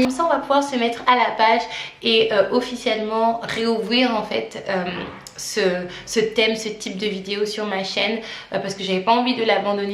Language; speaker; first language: French; native; French